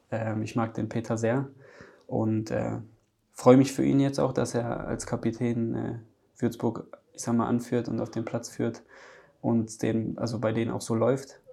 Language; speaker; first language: German; early bilingual, other home language; Polish